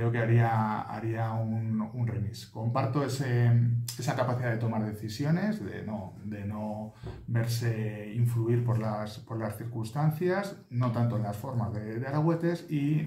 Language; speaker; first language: Spanish; native; Spanish